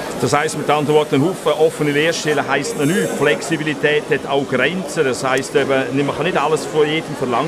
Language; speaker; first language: German; native; German